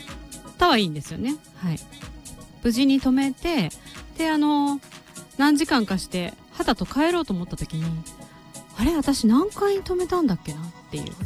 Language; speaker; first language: Japanese; native; Japanese